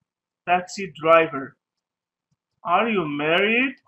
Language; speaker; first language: English; non-native, fluent; Arabic